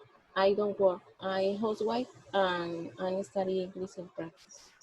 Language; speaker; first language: English; non-native, learner; Spanish